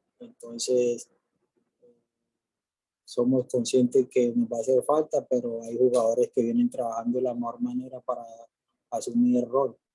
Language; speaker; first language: Spanish; native; Spanish